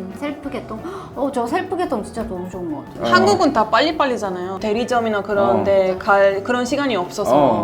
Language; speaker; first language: Korean; non-native, fluent; Italian